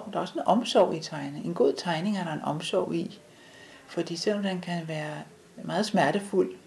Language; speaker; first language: Danish; native; Danish